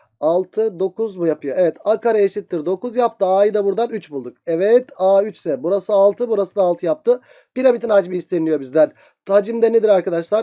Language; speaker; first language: Turkish; native; Turkish